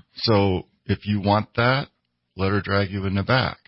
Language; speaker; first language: English; native; English